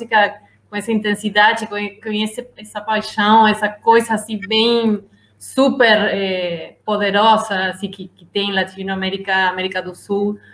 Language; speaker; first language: Portuguese; non-native, learner; Spanish